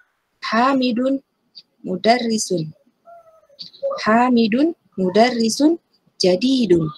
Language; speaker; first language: Arabic; non-native, learner; Indonesian